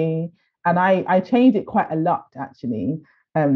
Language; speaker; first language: English; native; English